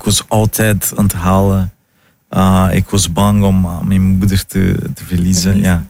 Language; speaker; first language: Dutch; non-native, learner; Portuguese